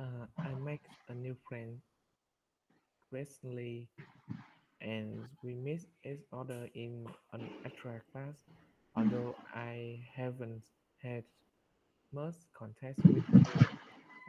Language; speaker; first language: English; non-native, learner; Vietnamese